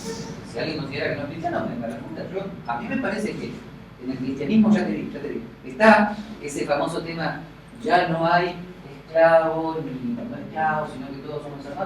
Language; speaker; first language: Spanish; native; Spanish